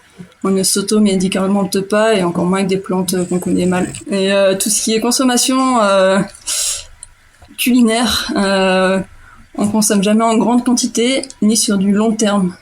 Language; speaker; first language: French; native; French